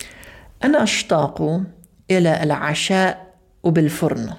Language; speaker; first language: Arabic; non-native, fluent; English